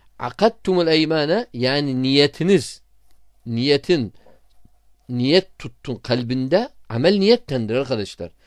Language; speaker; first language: Turkish; non-native, fluent; Arabic